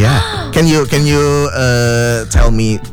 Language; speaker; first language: English; non-native, fluent; Indonesian